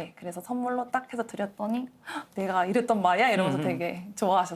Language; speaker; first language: Korean; native; Korean